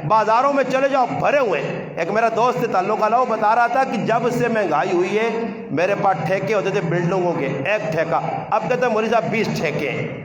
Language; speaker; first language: Urdu; non-native, local second language; Punjabi